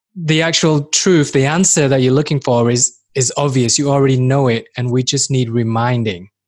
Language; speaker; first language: English; native; English